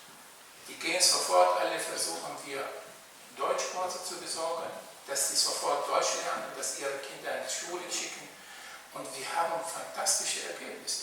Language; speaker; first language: German; non-native, fluent; Arabic